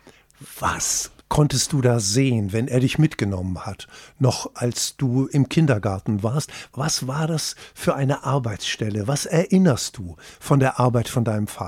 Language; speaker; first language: German; native; German